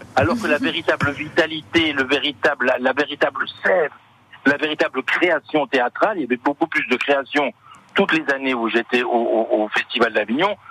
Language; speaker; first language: French; native; French